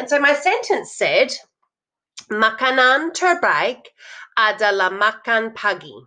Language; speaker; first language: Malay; non-native, fluent; English